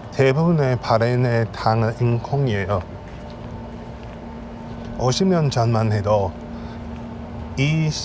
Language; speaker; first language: Korean; non-native, learner; English